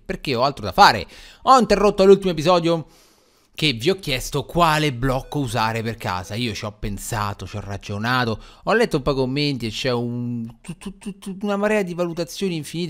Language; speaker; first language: Italian; native; Italian